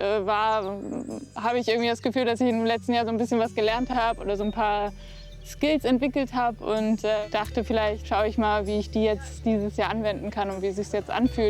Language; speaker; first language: German; native; German